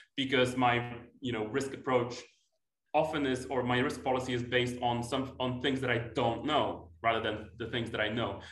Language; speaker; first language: English; non-native, fluent; Polish